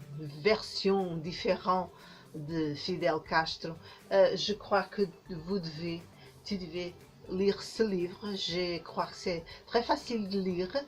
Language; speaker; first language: French; non-native, learner; Portuguese